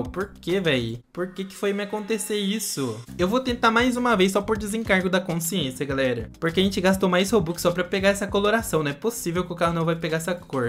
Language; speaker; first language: Portuguese; native; Portuguese